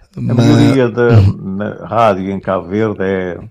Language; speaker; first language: Portuguese; non-native, local second language; Kabuverdianu